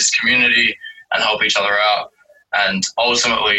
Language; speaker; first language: English; native; English